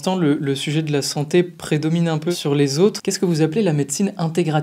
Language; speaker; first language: French; native; French